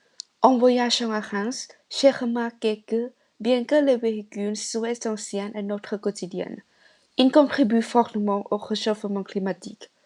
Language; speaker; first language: French; non-native, fluent; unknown